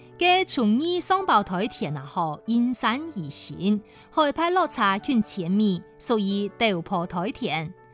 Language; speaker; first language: Chinese; non-native, local second language; Cantonese